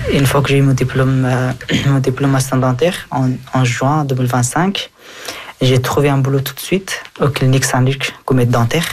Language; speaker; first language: French; early bilingual, other home language; Persian